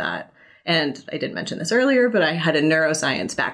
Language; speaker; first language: English; native; English